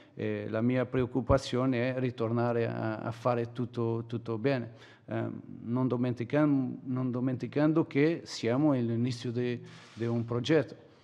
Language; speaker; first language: Italian; non-native, learner; Portuguese